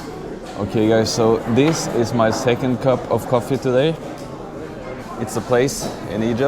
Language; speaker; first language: English; non-native, fluent; Norwegian